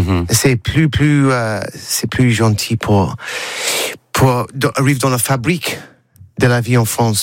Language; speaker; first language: French; non-native, learner; English